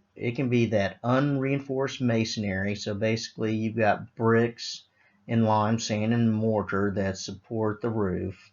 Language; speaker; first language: English; native; English